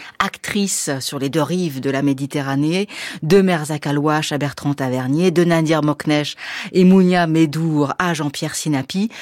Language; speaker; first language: French; native; French